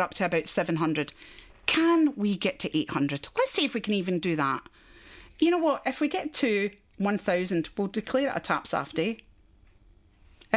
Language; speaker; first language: English; native; English